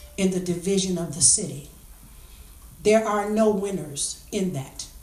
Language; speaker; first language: English; native; English